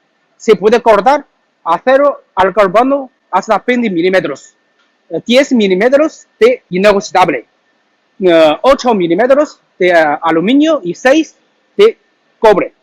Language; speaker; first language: Spanish; non-native, learner; Chinese